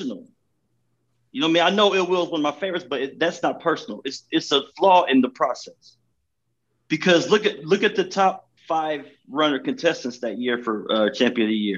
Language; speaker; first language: English; native; English